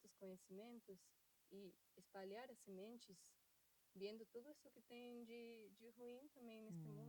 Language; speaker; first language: Portuguese; non-native, fluent; Spanish